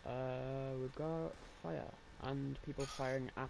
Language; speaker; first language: English; native; English